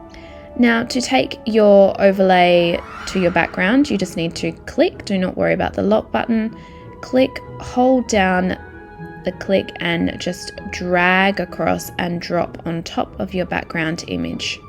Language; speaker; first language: English; native; English